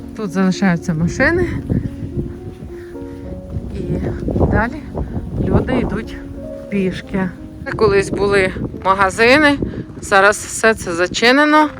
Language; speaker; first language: Ukrainian; native; Ukrainian